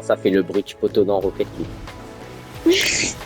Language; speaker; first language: French; native; French